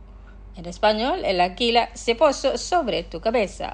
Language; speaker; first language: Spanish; non-native, fluent; Indonesian